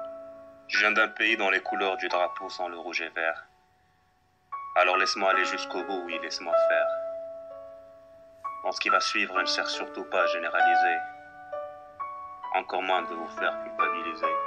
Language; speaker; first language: French; non-native, local second language; Arabic